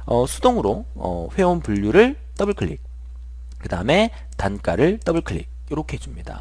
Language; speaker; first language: Korean; native; Korean